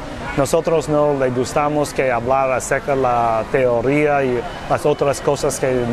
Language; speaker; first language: Spanish; non-native, learner; English